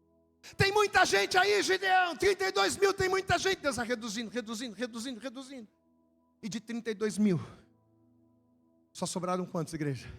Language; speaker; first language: Portuguese; native; Portuguese